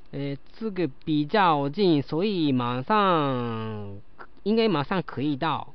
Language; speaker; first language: Chinese; non-native, learner; Japanese